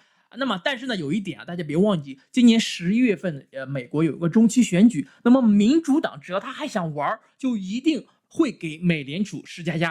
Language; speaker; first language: Chinese; native; Chinese